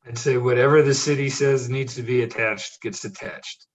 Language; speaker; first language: English; native; English